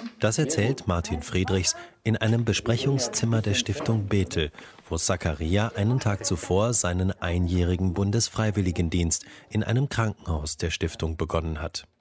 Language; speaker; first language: German; native; German